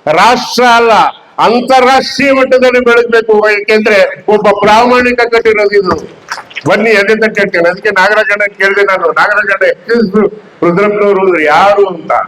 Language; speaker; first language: Kannada; native; Kannada